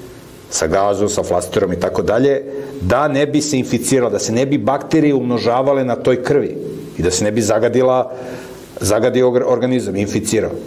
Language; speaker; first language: Serbian; native; Serbian